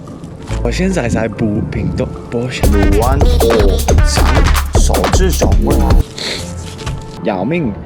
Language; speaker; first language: Chinese; non-native, learner; English